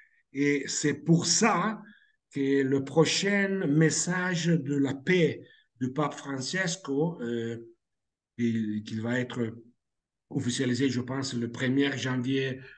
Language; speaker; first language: French; non-native, fluent; Italian